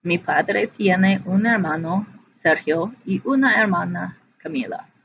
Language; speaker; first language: Spanish; non-native, fluent; English